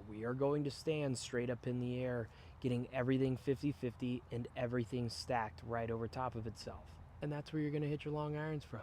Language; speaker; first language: English; native; English